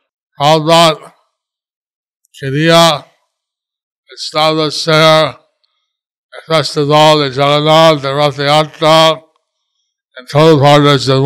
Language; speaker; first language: Spanish; non-native, learner; English